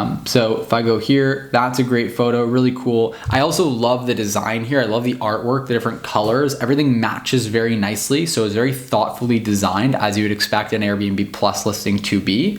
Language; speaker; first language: English; native; English